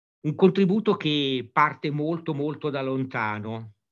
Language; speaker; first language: Italian; native; Italian